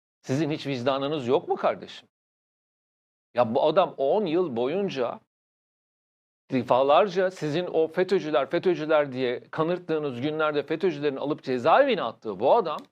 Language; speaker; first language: Turkish; native; Turkish